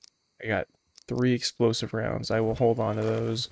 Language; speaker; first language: English; native; English